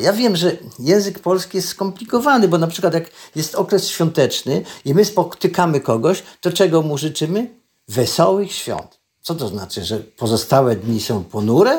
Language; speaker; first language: Polish; native; Polish